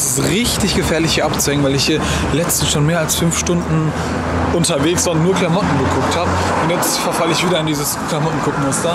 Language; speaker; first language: German; native; German